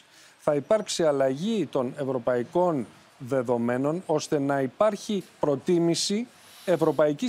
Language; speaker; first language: Greek; native; Greek